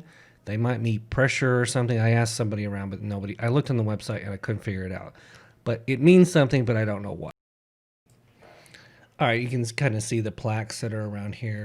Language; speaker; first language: English; native; English